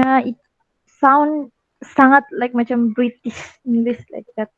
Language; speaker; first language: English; non-native, learner; Malay